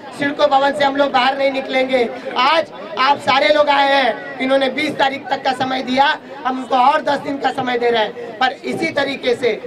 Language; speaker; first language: Hindi; non-native, local second language; Marathi